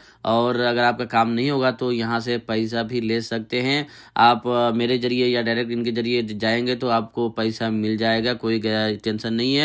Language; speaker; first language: Hindi; native; Hindi